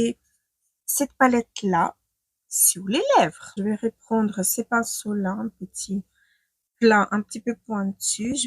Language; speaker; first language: French; non-native, fluent; Ukrainian